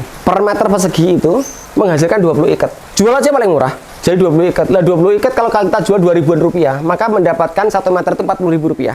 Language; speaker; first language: Indonesian; non-native, local second language; Javanese